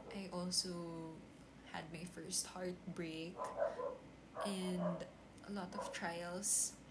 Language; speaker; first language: English; non-native, local second language; Filipino